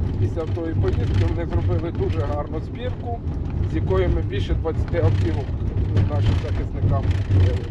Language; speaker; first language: Ukrainian; native; Ukrainian